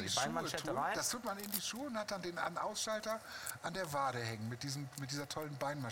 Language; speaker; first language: German; native; German